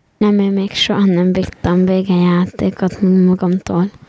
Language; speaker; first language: Hungarian; early bilingual, heritage; Hungarian